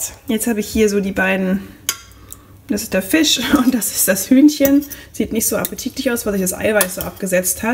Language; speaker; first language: German; native; German